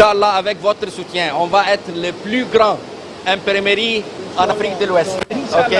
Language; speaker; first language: French; non-native, learner; Arabic